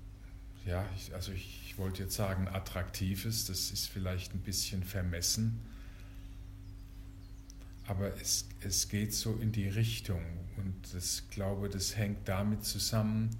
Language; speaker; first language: German; native; German